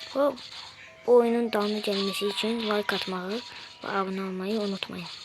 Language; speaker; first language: Turkish; non-native, learner; Azerbaijani